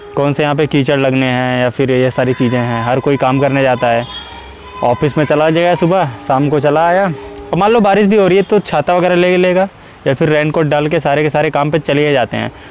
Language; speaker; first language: Hindi; native; Hindi